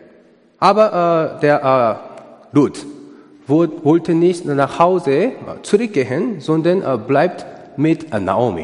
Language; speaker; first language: German; non-native, learner; Korean